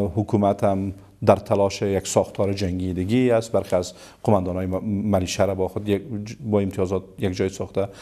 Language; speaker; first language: Persian; native; Persian